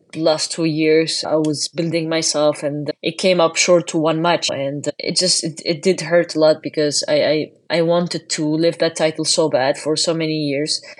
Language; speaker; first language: English; non-native, fluent; Arabic